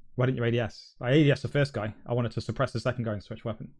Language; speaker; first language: English; native; English